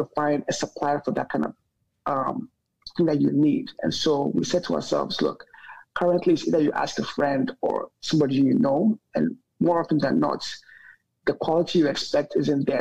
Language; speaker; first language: English; non-native, local second language; Akan